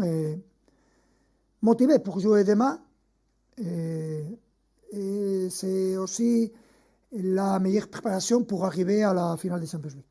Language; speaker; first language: French; non-native, fluent; Spanish